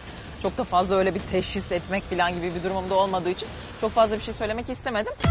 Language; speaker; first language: Turkish; native; Turkish